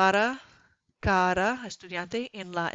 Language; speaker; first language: Spanish; non-native, learner; English